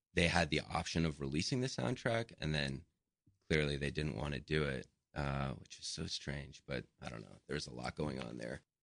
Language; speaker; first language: English; native; English